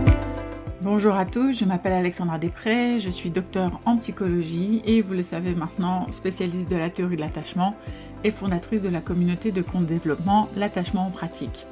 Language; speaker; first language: French; native; French